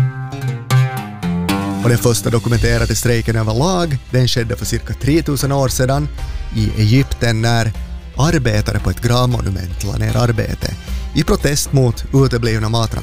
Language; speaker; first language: Swedish; native; Swedish